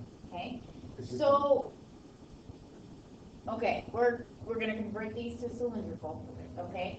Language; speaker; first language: English; native; English